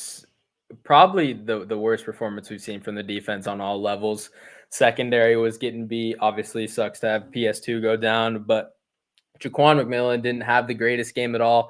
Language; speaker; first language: English; native; English